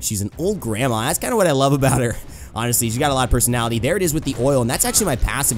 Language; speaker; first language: English; native; English